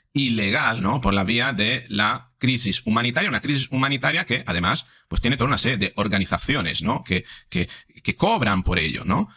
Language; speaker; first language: Spanish; non-native, fluent; Italian